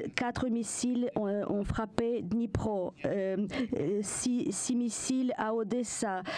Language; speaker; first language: French; non-native, fluent; Ukrainian